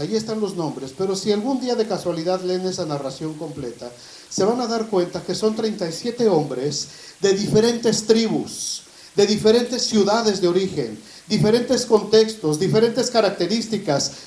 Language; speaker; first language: Spanish; native; Spanish